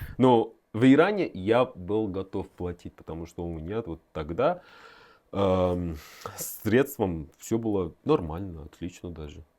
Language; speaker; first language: Russian; non-native, fluent; Persian